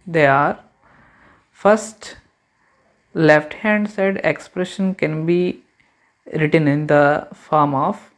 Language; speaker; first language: English; non-native, local second language; Telugu